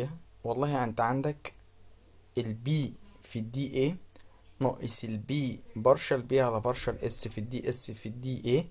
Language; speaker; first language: Arabic; native; Arabic